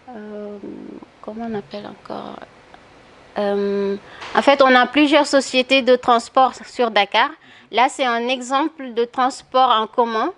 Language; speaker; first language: French; non-native, local second language; Wolof